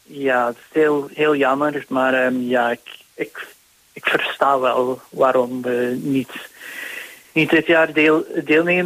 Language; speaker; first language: Dutch; non-native, fluent; English